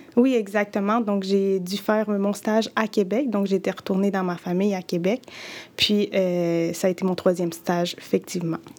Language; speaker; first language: French; early bilingual, other home language; Spanish